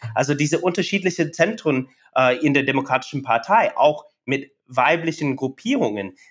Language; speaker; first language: German; non-native, fluent; English